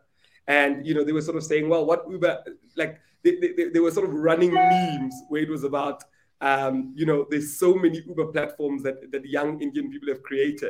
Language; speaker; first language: English; non-native, local second language; Venda